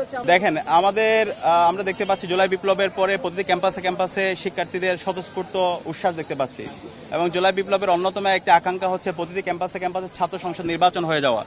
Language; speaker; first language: Bangla; native; Bangla